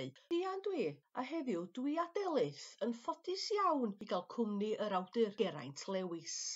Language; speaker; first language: Welsh; native; Welsh